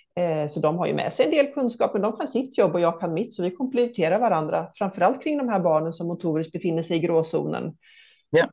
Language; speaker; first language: Swedish; native; Swedish